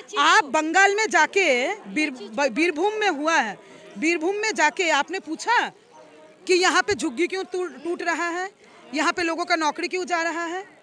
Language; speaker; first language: Hindi; non-native, local second language; Bangla